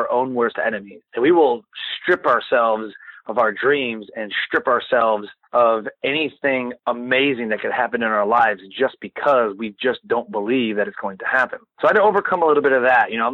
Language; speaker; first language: English; native; English